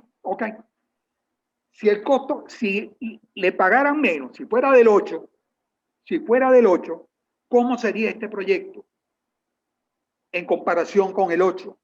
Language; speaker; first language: Spanish; native; Spanish